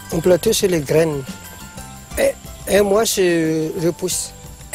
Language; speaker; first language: French; non-native, learner; Malagasy